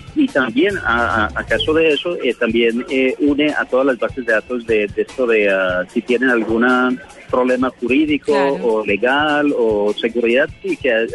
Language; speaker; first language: Spanish; early bilingual, heritage; Spanish